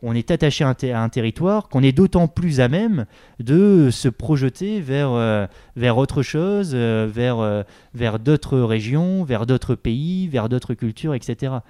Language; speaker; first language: French; native; French